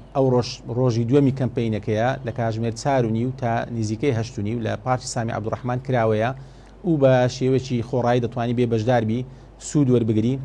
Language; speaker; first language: Central Kurdish; native; Central Kurdish